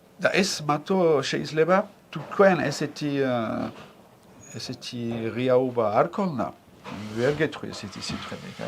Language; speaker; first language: Georgian; non-native, learner; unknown